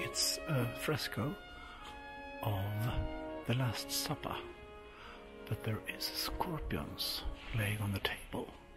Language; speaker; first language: English; non-native, fluent; Swedish